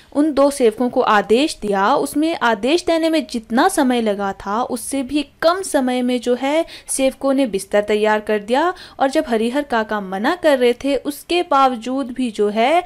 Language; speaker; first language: Hindi; native; Hindi